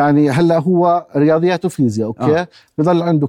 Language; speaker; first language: Arabic; native; Arabic